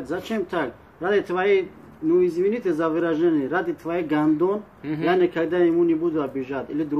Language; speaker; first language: Russian; non-native, learner; Tajik